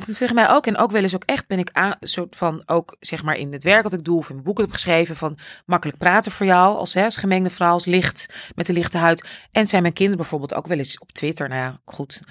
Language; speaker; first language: Dutch; native; Dutch